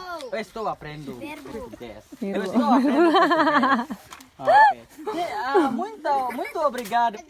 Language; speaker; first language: Portuguese; non-native, learner; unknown